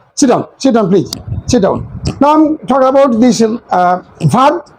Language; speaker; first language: English; non-native, local second language; Bangla